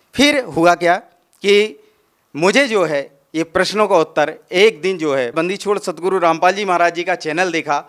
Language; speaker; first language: Hindi; native; Hindi